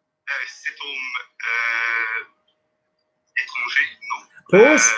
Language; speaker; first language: French; non-native, learner; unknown